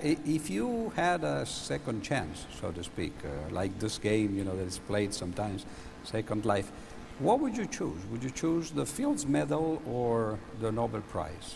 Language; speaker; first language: English; non-native, fluent; Italian